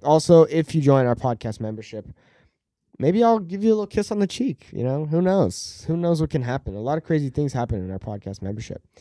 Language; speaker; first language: English; native; English